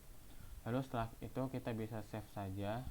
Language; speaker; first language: Indonesian; native; Indonesian